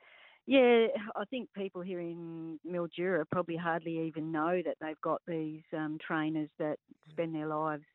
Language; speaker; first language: English; native; English